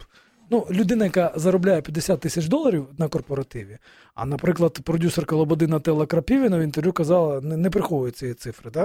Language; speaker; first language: Ukrainian; native; Ukrainian